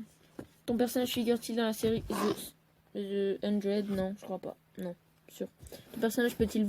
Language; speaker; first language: French; native; French